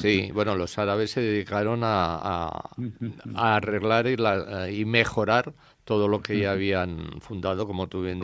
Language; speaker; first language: Spanish; native; Spanish